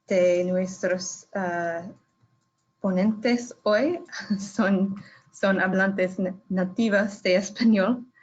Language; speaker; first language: Spanish; non-native, learner; English